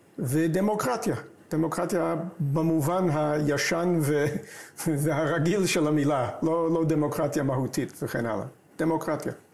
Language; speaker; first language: Hebrew; non-native, fluent; English